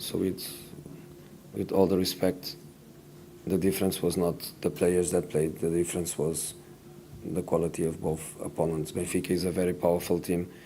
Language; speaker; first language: English; non-native, fluent; Portuguese